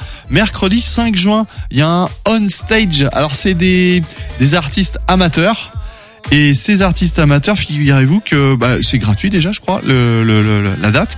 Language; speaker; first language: French; native; French